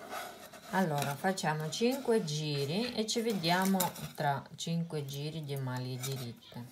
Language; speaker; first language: Italian; non-native, fluent; Russian